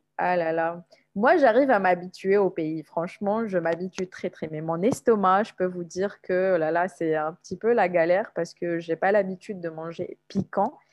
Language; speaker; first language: French; non-native, local second language; Arabic